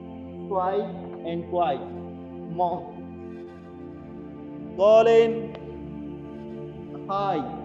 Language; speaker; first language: Vietnamese; non-native, learner; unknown